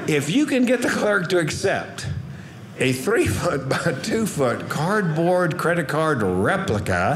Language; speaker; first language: English; native; English